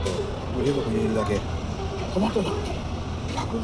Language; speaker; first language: Japanese; native; Japanese